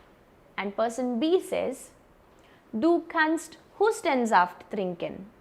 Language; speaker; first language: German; non-native, fluent; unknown